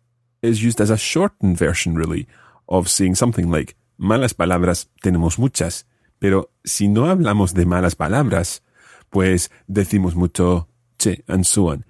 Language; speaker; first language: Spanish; non-native, fluent; English